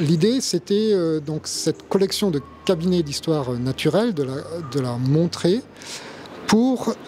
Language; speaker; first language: French; native; French